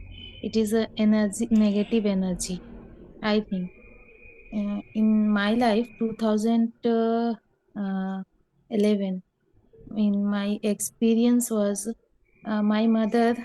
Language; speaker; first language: English; non-native, learner; Hindi